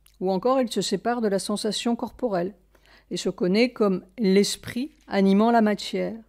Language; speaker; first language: French; native; French